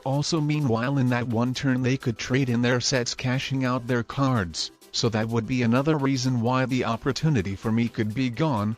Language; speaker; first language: English; non-native, fluent; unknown